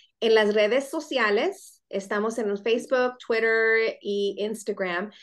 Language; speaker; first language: Spanish; native; Spanish